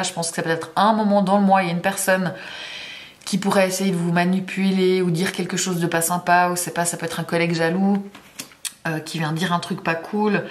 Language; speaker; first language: French; native; French